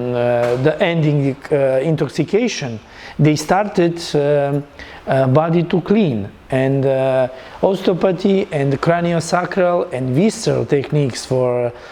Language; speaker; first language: English; non-native, learner; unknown